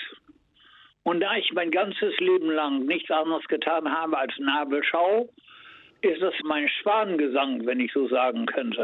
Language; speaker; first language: German; native; German